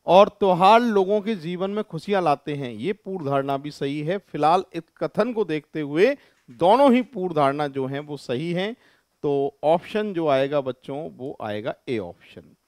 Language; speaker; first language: Hindi; native; Hindi